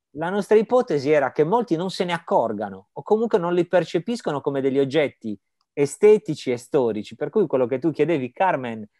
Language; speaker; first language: Italian; native; Italian